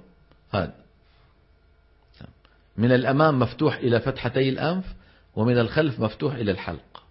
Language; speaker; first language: Arabic; native; Arabic